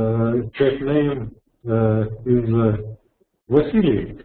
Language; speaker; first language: English; non-native, learner; Russian